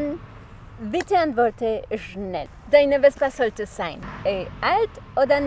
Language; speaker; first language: German; non-native, fluent; Spanish